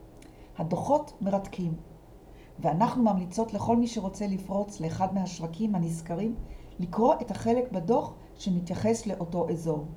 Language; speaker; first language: Hebrew; native; Hebrew